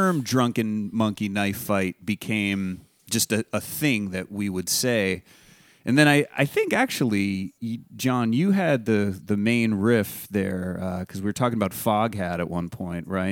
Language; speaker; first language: English; native; English